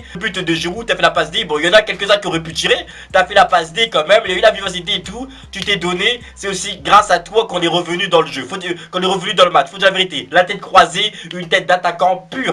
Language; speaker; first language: French; native; French